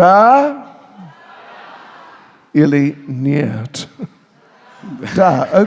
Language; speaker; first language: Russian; non-native, learner; English